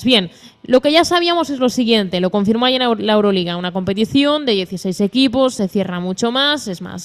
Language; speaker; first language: Spanish; native; Spanish